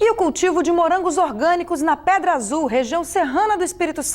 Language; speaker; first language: Portuguese; native; Portuguese